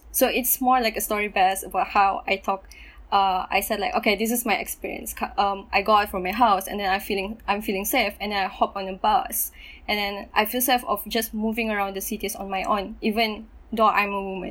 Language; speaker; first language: English; non-native, local second language; Malay